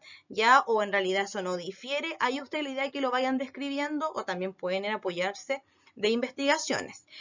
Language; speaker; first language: Spanish; native; Spanish